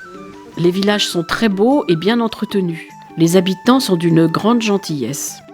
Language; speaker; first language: French; native; French